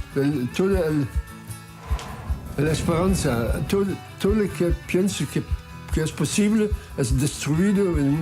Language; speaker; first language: Spanish; non-native, learner; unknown